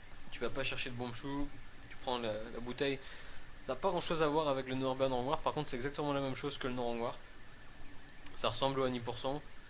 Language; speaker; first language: French; native; French